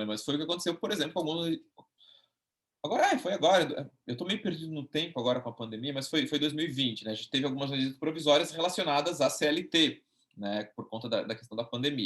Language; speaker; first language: Portuguese; native; Portuguese